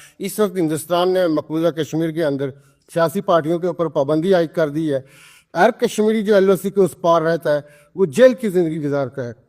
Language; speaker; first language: Urdu; non-native, local second language; Pahari-Potwari